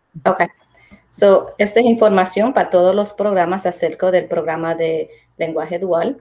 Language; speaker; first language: Spanish; early bilingual, heritage; Spanish